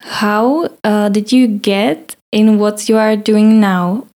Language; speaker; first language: English; non-native, learner; Czech